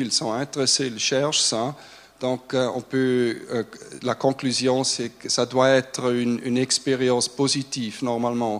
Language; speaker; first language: French; non-native, fluent; German